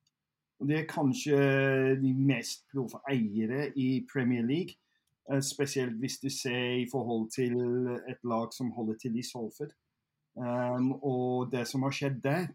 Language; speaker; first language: Norwegian; non-native, fluent; English